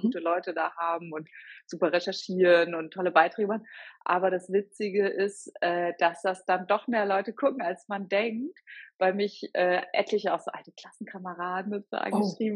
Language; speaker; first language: German; native; German